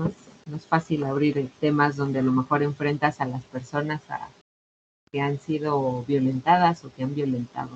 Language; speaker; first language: Spanish; native; Spanish